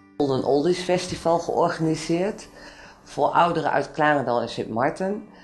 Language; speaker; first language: Dutch; native; Dutch